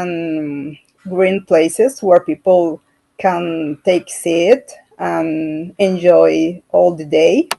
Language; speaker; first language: English; non-native, learner; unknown